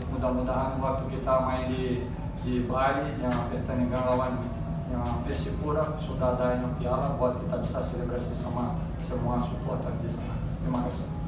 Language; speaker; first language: Indonesian; non-native, fluent; Portuguese